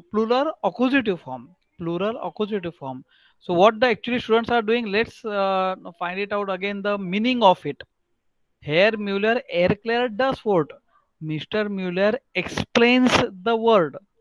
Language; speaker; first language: Hindi; non-native, local second language; Marathi